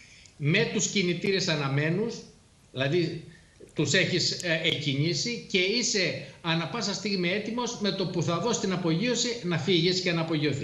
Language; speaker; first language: Greek; native; Greek